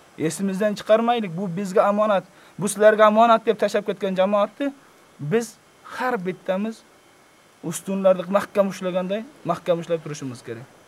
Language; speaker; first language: Uzbek; native; Uzbek